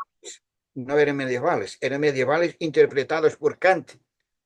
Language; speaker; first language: Spanish; non-native, fluent; Portuguese